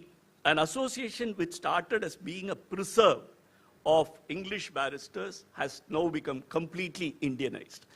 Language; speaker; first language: English; non-native, local second language; Tamil